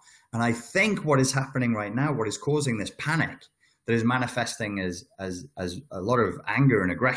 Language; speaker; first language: English; native; English